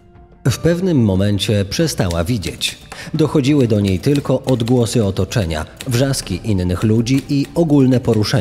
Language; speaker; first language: Polish; native; Polish